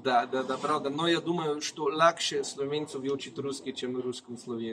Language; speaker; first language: Russian; non-native, learner; Slovenian